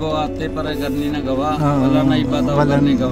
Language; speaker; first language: Filipino; non-native, local second language; Punjabi